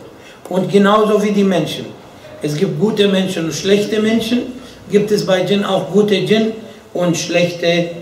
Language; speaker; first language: German; non-native, fluent; Arabic